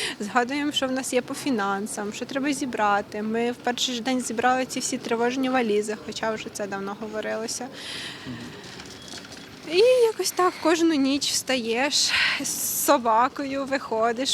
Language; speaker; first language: Ukrainian; native; Ukrainian